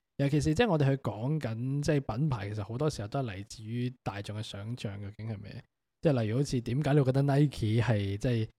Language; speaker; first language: Cantonese; native; Cantonese